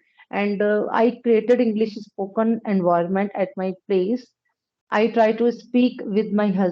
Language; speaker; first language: English; non-native, local second language; Punjabi